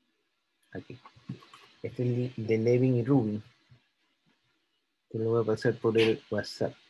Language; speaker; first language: Spanish; native; Spanish